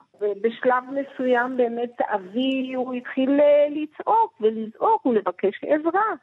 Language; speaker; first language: Hebrew; early bilingual, other home language; Persian